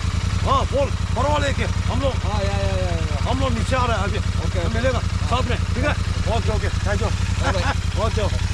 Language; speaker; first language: Hindi; non-native, local second language; Tibetan